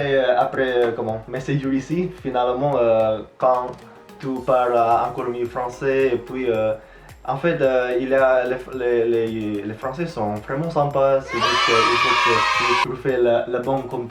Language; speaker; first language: French; non-native, fluent; Indonesian